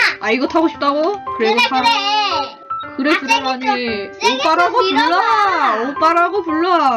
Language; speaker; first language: Korean; native; Korean